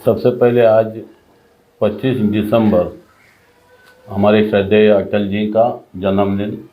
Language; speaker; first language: Hindi; non-native, local second language; Marathi